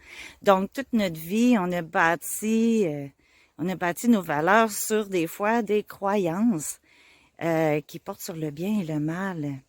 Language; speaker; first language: French; native; French